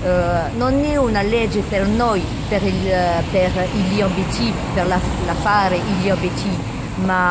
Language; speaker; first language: Italian; non-native, learner; French